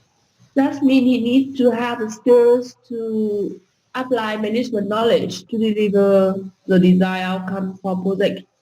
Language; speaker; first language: English; non-native, fluent; Vietnamese